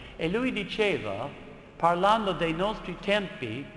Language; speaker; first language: Italian; non-native, fluent; English